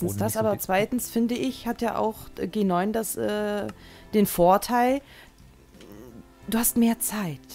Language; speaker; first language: German; native; German